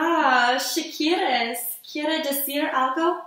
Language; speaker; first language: Spanish; non-native, learner; English